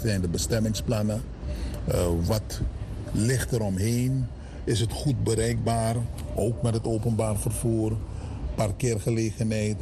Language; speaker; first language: Dutch; native; Dutch